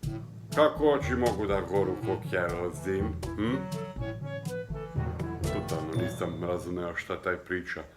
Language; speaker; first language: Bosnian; non-native, local second language; Hungarian